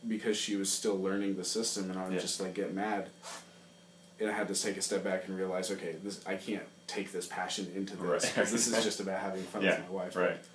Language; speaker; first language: English; native; English